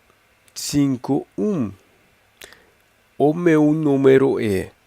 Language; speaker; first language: Portuguese; non-native, learner; French